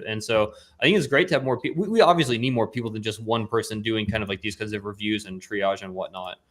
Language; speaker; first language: English; native; English